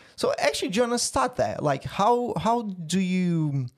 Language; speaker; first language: English; non-native, fluent; Portuguese